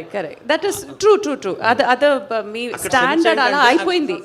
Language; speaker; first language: Telugu; non-native, fluent; Malayalam